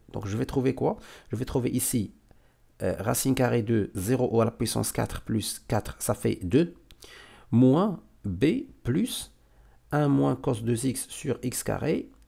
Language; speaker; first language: French; non-native, local second language; Arabic